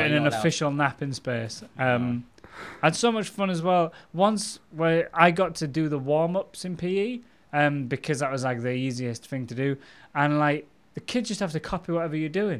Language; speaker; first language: English; native; English